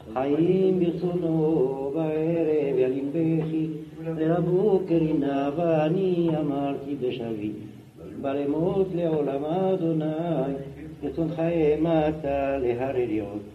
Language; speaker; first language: Hebrew; non-native, fluent; French